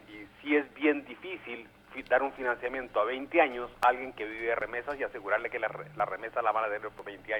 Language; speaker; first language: Spanish; native; Spanish